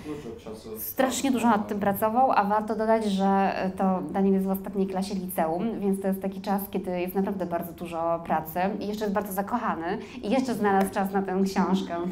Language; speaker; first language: Polish; native; Polish